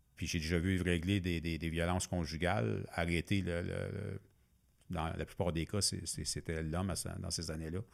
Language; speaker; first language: French; native; French